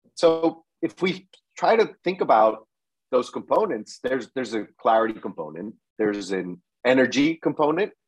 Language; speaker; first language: English; non-native, fluent; Spanish